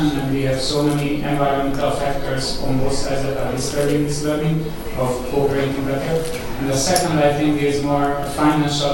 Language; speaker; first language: English; non-native, fluent; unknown